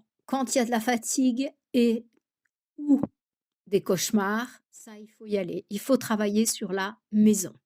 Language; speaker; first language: French; native; French